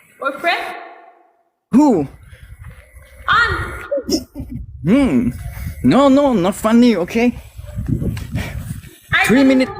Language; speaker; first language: English; non-native, learner; Thai